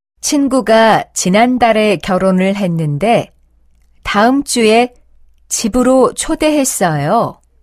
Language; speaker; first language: Korean; native; Korean